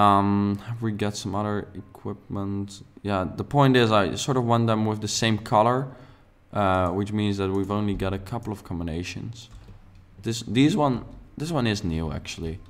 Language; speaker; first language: English; non-native, fluent; Dutch